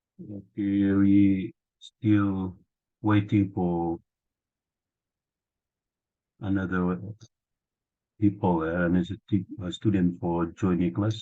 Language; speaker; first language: English; non-native, learner; Indonesian